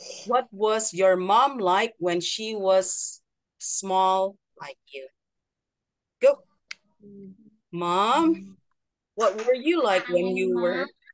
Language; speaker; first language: English; non-native, fluent; Indonesian